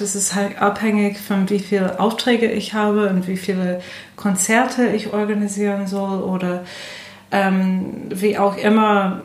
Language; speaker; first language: German; non-native, fluent; English